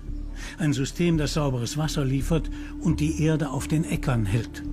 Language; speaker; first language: German; native; German